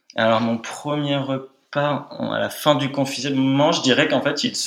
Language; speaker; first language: French; native; French